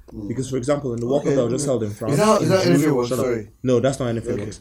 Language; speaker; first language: English; non-native, local second language; Igbo